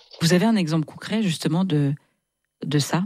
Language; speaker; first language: French; native; French